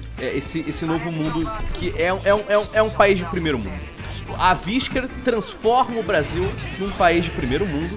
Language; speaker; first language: Portuguese; native; Portuguese